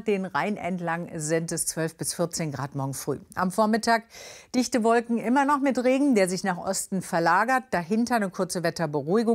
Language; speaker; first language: German; native; German